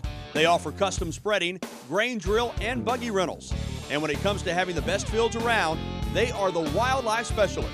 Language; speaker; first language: English; native; English